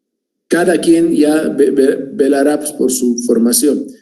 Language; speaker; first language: Spanish; native; Spanish